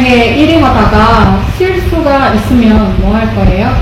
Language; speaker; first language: Korean; non-native, learner; Indonesian